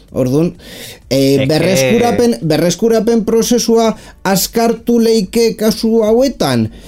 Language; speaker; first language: Basque; non-native, local second language; Spanish